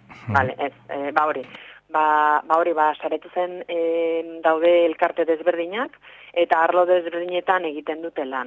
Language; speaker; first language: Basque; non-native, local second language; Spanish